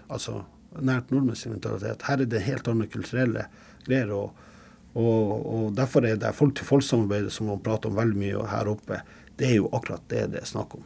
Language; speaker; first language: Norwegian; early bilingual, other home language; Russian